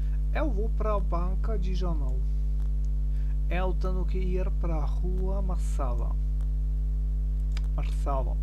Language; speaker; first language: Portuguese; non-native, learner; German